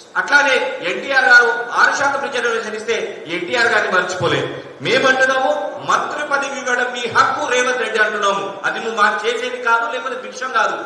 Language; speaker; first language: Telugu; non-native, local second language; Lambadi